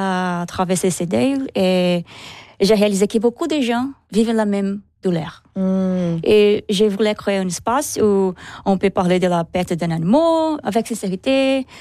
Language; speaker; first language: French; non-native, learner; Portuguese